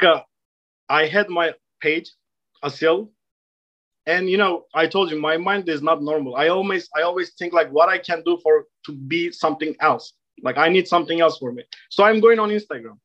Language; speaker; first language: English; non-native, fluent; Turkish